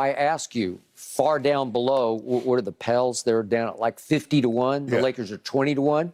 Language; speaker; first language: English; native; English